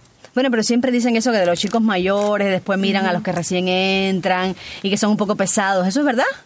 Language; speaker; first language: Spanish; native; Spanish